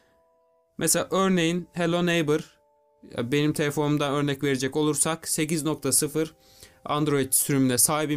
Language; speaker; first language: Turkish; native; Turkish